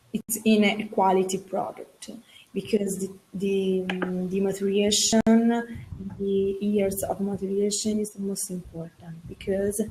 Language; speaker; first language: English; non-native, learner; Italian